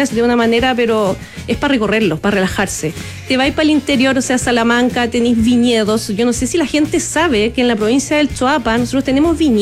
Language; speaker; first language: Spanish; native; Spanish